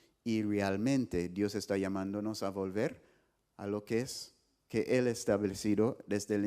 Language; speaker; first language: Spanish; non-native, fluent; English